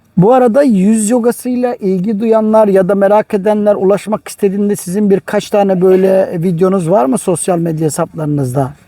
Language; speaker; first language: Turkish; native; Turkish